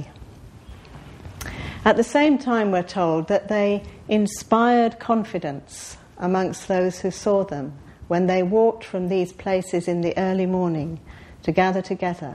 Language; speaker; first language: English; native; English